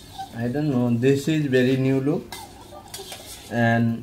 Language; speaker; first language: English; non-native, local second language; Hindi